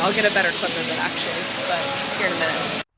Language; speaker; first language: English; native; English